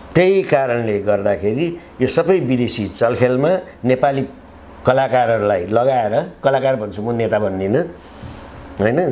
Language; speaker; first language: Nepali; native; Nepali